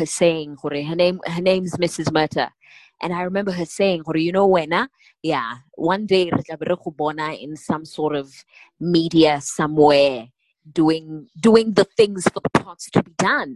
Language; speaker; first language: English; non-native, local second language; Tswana